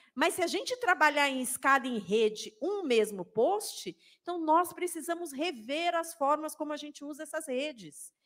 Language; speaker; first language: Portuguese; native; Portuguese